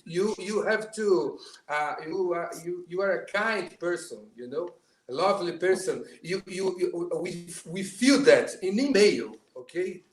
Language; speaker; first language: English; non-native, learner; Portuguese